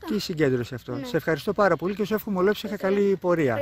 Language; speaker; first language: Greek; native; Greek